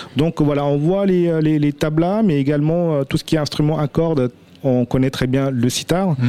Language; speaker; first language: French; early bilingual, other home language; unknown